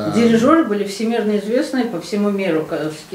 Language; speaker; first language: Russian; native; Russian